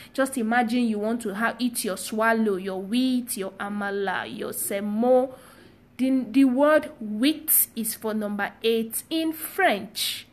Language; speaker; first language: English; non-native, local second language; Yoruba